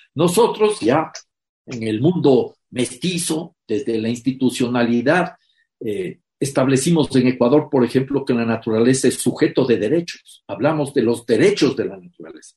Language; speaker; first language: Spanish; native; Spanish